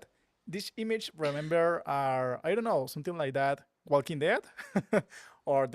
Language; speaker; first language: English; non-native, learner; Spanish